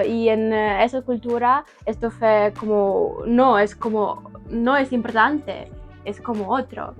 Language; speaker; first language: Spanish; non-native, learner; Ukrainian